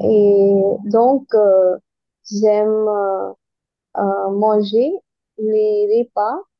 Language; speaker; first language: French; non-native, learner; Hindi